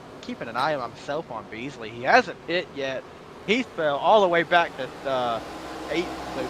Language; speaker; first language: English; native; English